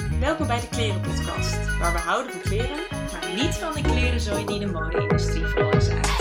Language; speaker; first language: Dutch; native; Dutch